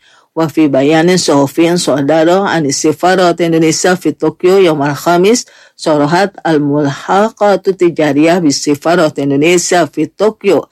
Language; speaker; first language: Arabic; non-native, fluent; Indonesian